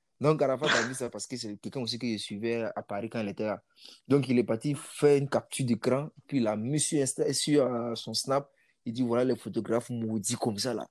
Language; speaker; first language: French; non-native, local second language; Mossi